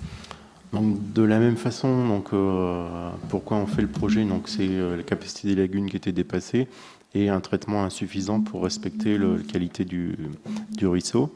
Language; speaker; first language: French; native; French